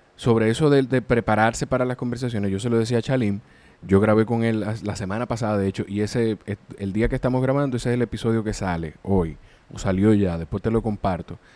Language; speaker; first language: Spanish; native; Spanish